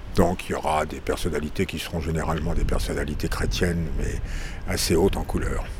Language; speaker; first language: French; native; French